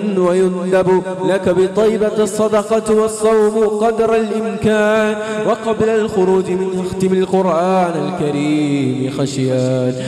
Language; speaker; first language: Arabic; non-native, fluent; Malayalam